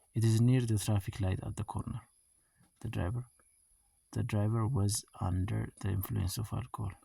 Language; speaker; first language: English; non-native, local second language; Amharic